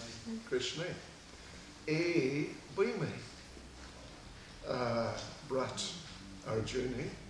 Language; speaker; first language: Russian; non-native, learner; English